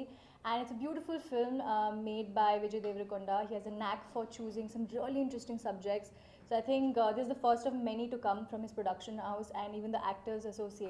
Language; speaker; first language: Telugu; non-native, local second language; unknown